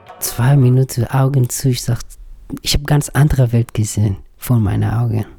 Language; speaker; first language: German; non-native, learner; Persian